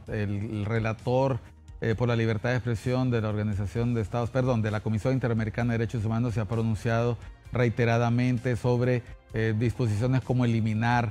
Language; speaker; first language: Spanish; native; Spanish